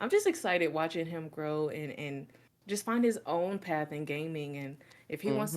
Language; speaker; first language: English; native; English